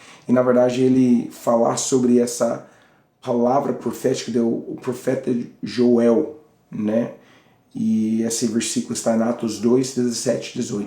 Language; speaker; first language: Portuguese; non-native, learner; English